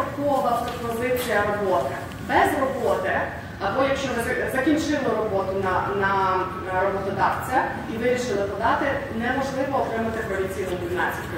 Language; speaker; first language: Ukrainian; native; Ukrainian